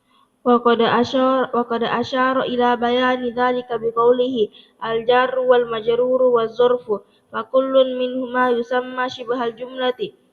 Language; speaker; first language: Arabic; non-native, learner; Indonesian